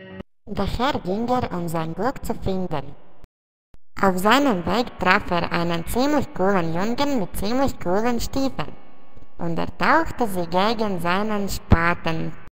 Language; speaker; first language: German; non-native, learner; Latvian